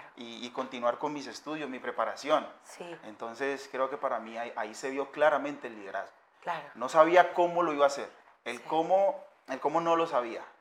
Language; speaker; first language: Spanish; native; Spanish